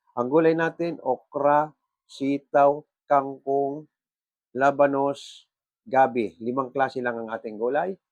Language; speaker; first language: Filipino; non-native, local second language; Bikol